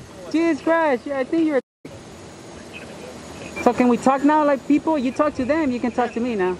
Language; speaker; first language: English; early bilingual, other home language; Spanish